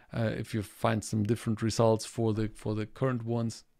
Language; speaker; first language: English; non-native, fluent; German